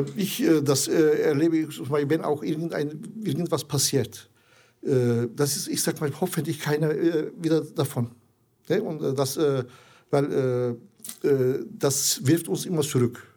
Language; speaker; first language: German; non-native, learner; Turkish